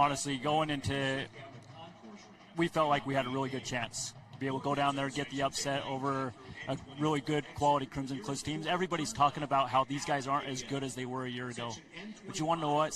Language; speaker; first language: English; native; English